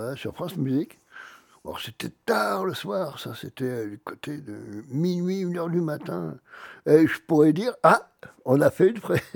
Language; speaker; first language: French; native; French